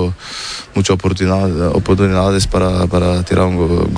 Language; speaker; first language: Spanish; non-native, learner; German